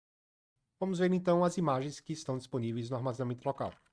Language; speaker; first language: Portuguese; native; Portuguese